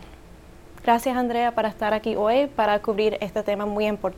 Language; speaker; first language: Spanish; early bilingual, heritage; English